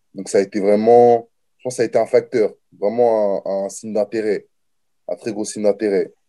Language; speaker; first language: French; native; French